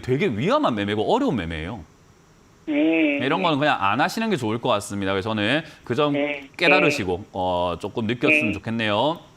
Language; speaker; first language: Korean; native; Korean